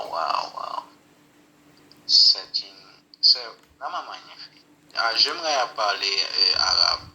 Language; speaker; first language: French; non-native, local second language; Haitian Creole